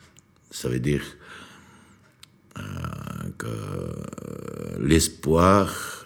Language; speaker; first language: French; non-native, learner; Georgian